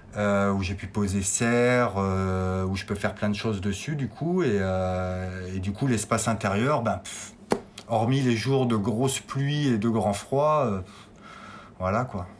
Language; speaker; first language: French; native; French